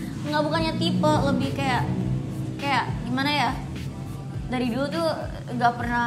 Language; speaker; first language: Indonesian; early bilingual, heritage; Indonesian